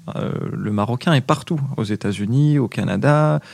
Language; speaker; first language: French; non-native, local second language; Arabic